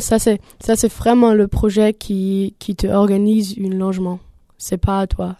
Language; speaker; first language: French; non-native, learner; German